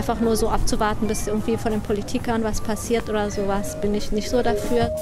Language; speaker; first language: German; native; German